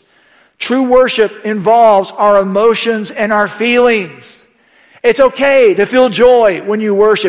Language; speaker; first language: English; native; English